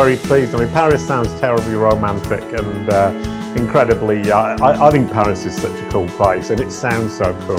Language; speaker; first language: English; native; English